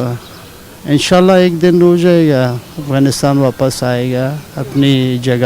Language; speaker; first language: Hindi; non-native, learner; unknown